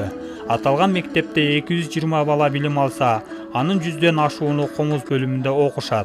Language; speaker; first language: Kyrgyz; native; Kyrgyz